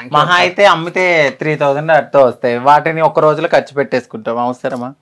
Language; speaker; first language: Telugu; native; Telugu